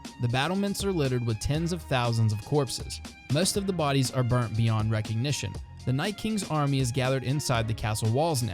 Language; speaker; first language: English; native; English